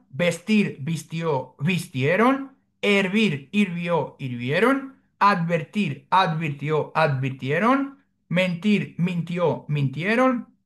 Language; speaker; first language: Spanish; non-native, fluent; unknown